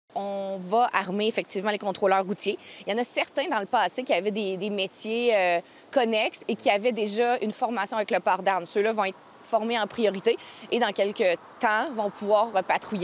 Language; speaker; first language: French; native; French